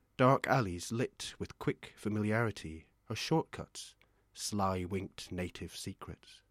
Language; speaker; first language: English; native; English